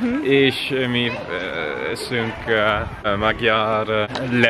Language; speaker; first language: Hungarian; non-native, learner; Dutch